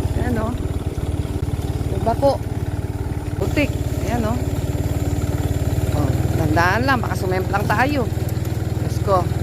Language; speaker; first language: Filipino; native; Filipino